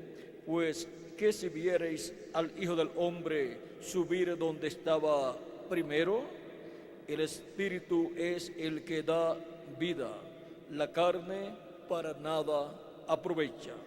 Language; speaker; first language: Spanish; native; Spanish